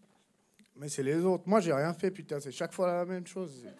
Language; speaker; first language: French; native; French